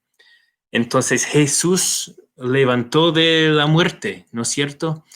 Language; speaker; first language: Spanish; non-native, fluent; English